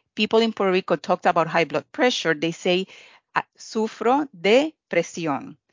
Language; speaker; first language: English; non-native, fluent; Spanish